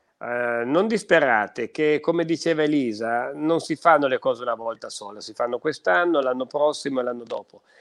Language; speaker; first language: Italian; native; Italian